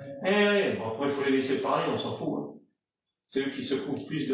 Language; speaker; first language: French; native; French